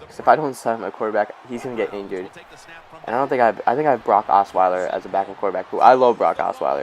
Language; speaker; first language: English; native; English